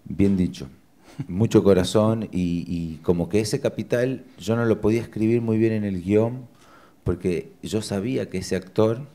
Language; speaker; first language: Spanish; native; Spanish